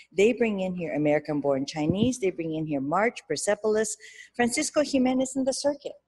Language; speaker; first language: English; early bilingual, other home language; Japanese